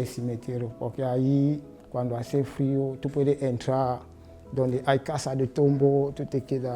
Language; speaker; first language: Spanish; non-native, learner; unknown